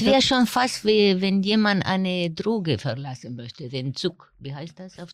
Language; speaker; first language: German; non-native, fluent; Spanish